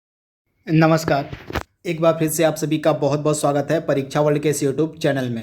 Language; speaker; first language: Hindi; native; Hindi